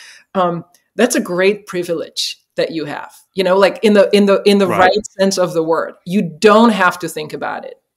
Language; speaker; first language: English; non-native, fluent; Czech